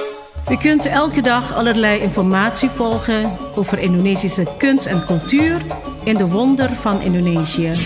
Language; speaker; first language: Dutch; non-native, fluent; Indonesian